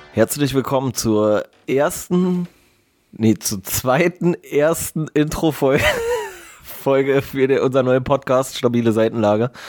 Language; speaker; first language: German; native; German